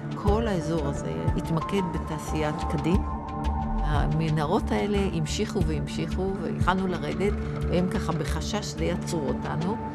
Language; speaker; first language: Hebrew; native; Hebrew